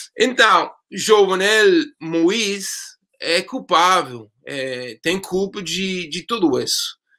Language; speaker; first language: Portuguese; non-native, fluent; English